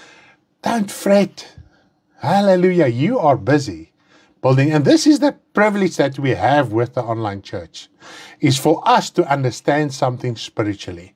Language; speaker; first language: English; non-native, local second language; Afrikaans